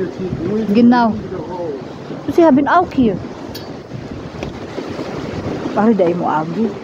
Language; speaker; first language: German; non-native, learner; Filipino